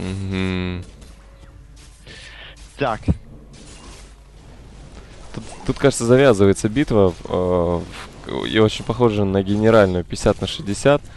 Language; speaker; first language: Russian; native; Russian